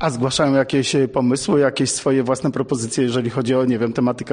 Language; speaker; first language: Polish; native; Polish